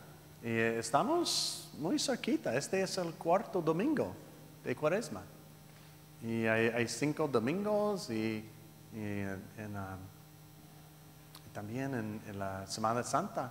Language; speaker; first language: Spanish; non-native, learner; English